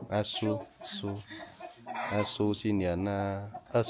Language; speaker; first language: Chinese; non-native, learner; Vietnamese